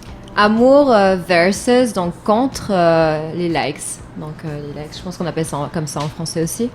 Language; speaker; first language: French; native; French